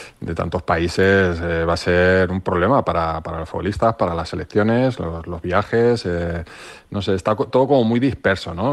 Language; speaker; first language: Spanish; native; Spanish